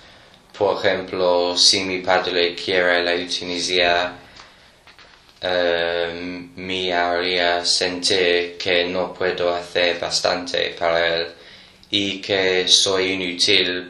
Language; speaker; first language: Spanish; non-native, learner; English